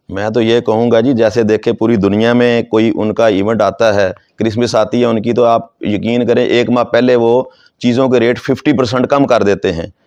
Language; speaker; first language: Urdu; non-native, local second language; Saraiki